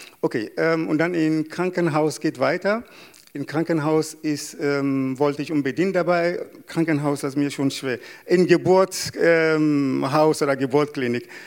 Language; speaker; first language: German; non-native, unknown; Yoruba